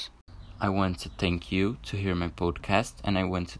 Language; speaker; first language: English; non-native, learner; Portuguese